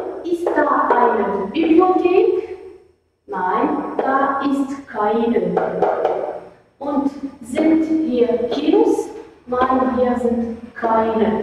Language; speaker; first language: German; non-native, fluent; Arabic